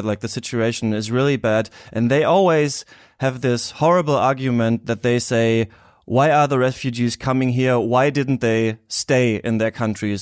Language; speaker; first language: English; non-native, fluent; German